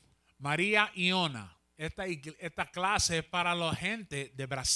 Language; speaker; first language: Spanish; early bilingual, heritage; Spanish